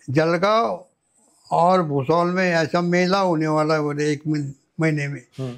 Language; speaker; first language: Hindi; non-native, local second language; Marathi